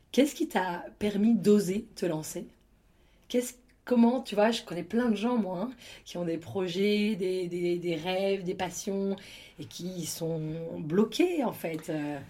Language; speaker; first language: French; native; French